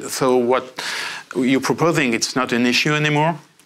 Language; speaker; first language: English; non-native, fluent; French